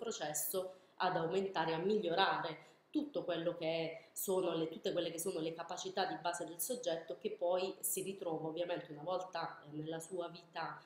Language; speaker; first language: Italian; native; Italian